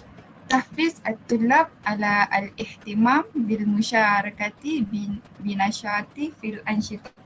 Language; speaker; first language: Arabic; non-native, learner; Malay